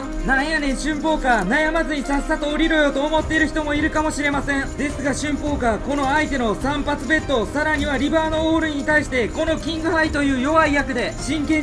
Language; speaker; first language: Japanese; native; Japanese